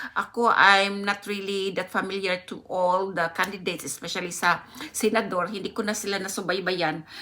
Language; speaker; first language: Filipino; non-native, local second language; Cebuano